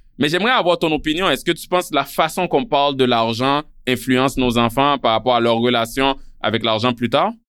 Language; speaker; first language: French; non-native, local second language; Haitian Creole